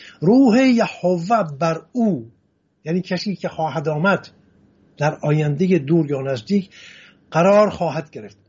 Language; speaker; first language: Persian; non-native, local second language; Assyrian Neo-Aramaic